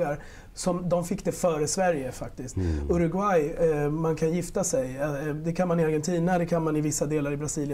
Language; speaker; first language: Swedish; early bilingual, other home language; Spanish